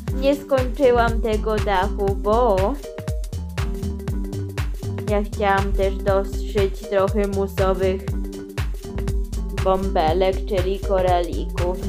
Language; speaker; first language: Polish; early bilingual, heritage; Polish